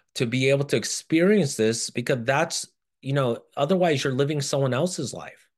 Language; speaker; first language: English; early bilingual, other home language; Japanese